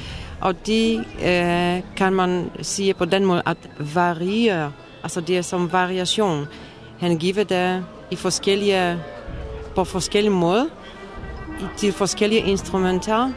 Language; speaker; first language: Danish; non-native, fluent; Polish